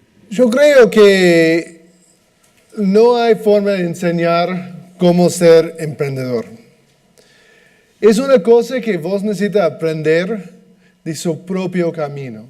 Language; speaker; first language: Spanish; non-native, fluent; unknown